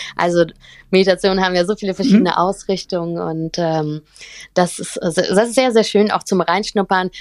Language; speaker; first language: German; early bilingual, other home language; Russian